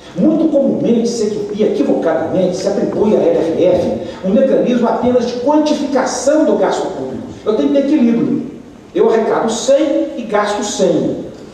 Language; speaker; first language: Portuguese; native; Portuguese